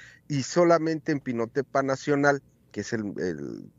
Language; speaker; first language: Spanish; native; Spanish